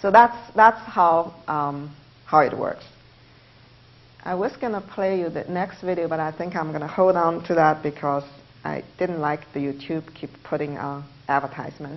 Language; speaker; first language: English; non-native, fluent; Chinese